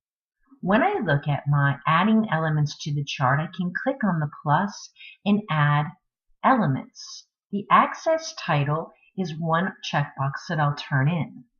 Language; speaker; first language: English; native; English